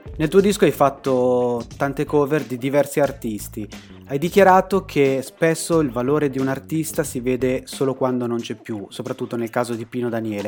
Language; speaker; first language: Italian; native; Italian